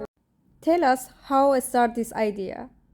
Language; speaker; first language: English; non-native, learner; Persian